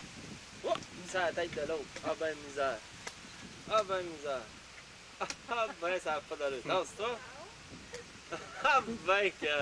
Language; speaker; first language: French; native; French